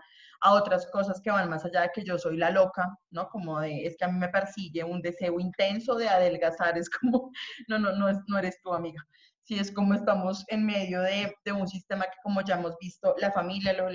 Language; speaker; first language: Spanish; native; Spanish